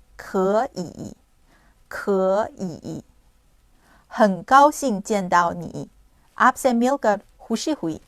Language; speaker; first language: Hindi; non-native, fluent; Chinese